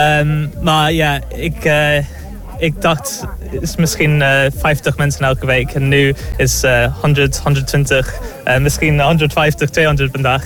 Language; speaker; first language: Dutch; non-native, learner; English